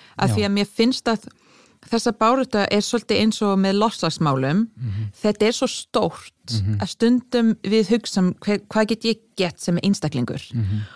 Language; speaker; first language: Icelandic; non-native, fluent; English